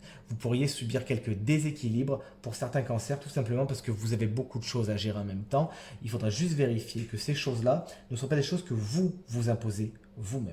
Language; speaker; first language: French; native; French